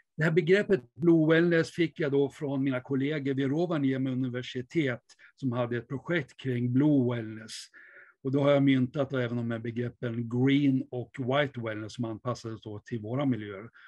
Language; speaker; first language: Swedish; native; Swedish